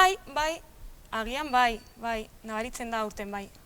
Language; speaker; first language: Basque; non-native, local second language; Spanish